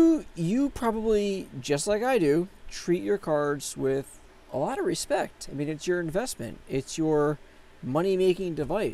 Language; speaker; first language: English; native; English